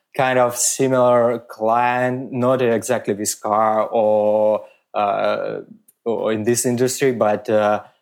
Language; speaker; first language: English; non-native, learner; Russian